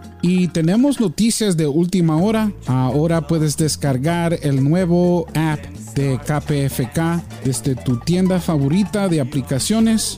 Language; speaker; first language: Spanish; early bilingual, heritage; Spanish